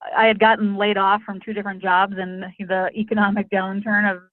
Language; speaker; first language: English; native; English